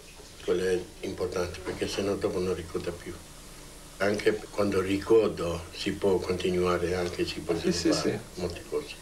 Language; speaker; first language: Italian; non-native, fluent; Tibetan